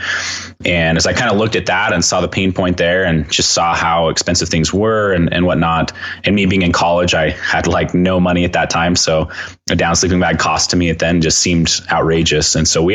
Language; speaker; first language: English; native; English